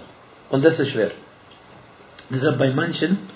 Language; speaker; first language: German; non-native, fluent; Arabic